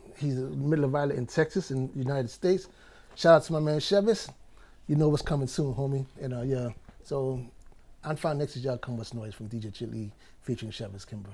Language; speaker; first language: English; native; English